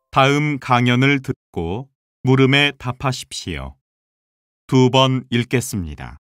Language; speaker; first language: Korean; native; Korean